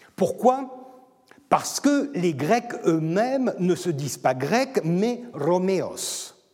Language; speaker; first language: French; non-native, fluent; Turkish